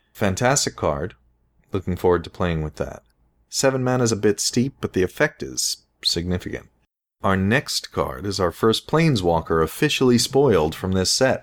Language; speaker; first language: English; native; English